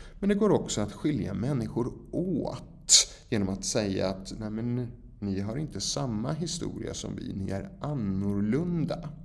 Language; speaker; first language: Swedish; native; Swedish